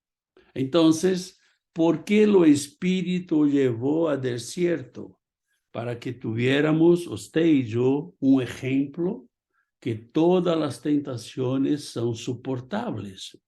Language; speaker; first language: Spanish; non-native, fluent; Portuguese